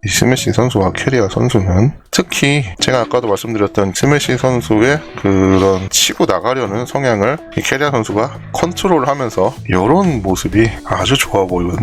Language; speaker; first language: Korean; native; Korean